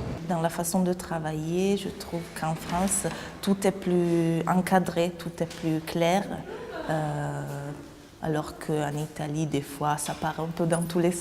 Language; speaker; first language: French; non-native, fluent; Italian